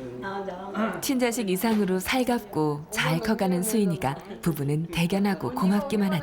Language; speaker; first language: Korean; native; Korean